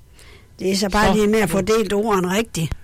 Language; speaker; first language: Danish; native; Danish